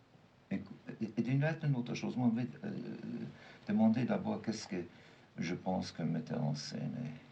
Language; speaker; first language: French; non-native, fluent; German